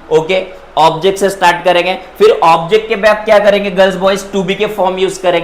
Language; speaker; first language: Hindi; non-native, local second language; Marathi